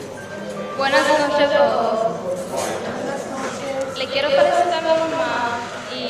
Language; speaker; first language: Spanish; non-native, learner; Haitian Creole